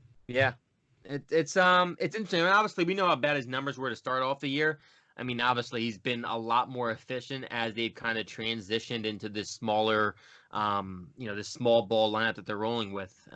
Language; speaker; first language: English; native; English